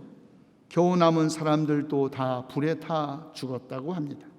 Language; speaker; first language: Korean; native; Korean